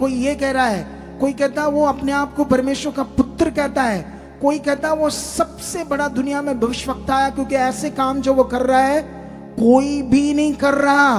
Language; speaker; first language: Hindi; native; Hindi